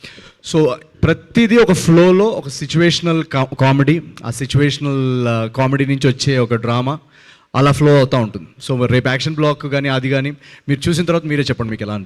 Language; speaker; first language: Telugu; native; Telugu